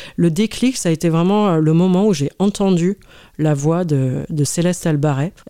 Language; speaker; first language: French; native; French